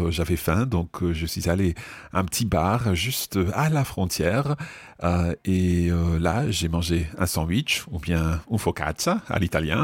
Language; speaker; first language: French; non-native, fluent; English